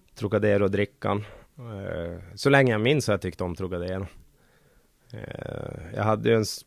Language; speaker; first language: Swedish; native; Swedish